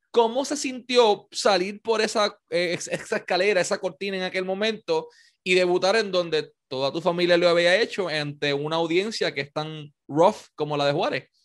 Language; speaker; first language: Spanish; native; Spanish